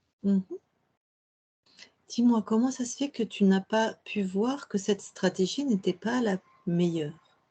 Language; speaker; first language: French; native; French